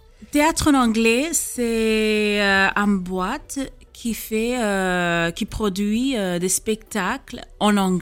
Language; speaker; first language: French; non-native, fluent; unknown